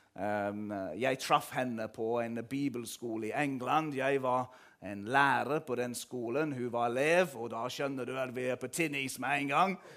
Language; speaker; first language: Norwegian; non-native, fluent; English